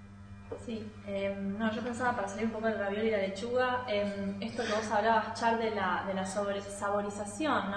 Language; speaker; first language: Spanish; native; Spanish